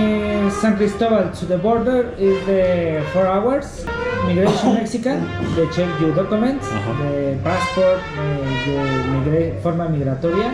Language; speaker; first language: English; non-native, learner; Spanish